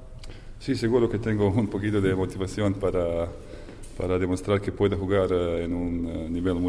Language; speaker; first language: Spanish; non-native, fluent; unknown